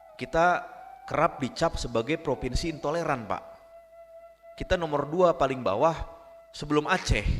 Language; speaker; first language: Indonesian; non-native, local second language; Minangkabau